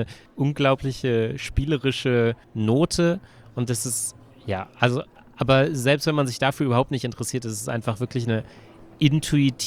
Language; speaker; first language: German; native; German